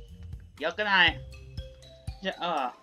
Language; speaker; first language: Japanese; non-native, learner; Spanish